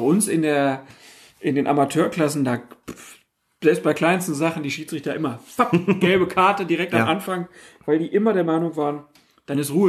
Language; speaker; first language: German; native; German